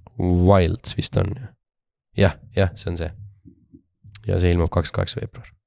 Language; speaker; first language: Estonian; native; Estonian